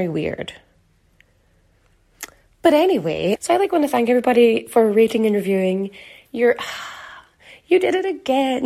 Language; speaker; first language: English; native; English